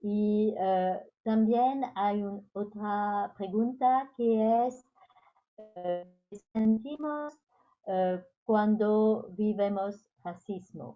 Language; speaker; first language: Spanish; non-native, fluent; French